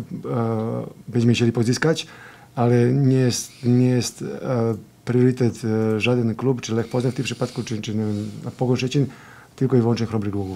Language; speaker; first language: Polish; non-native, fluent; Serbian